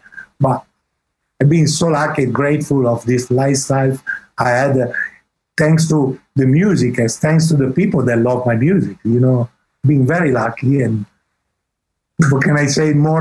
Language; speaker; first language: English; non-native, fluent; Italian